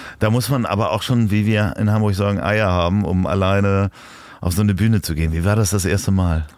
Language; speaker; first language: German; native; German